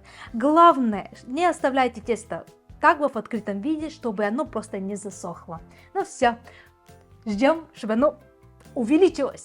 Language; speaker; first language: Russian; non-native, fluent; Bulgarian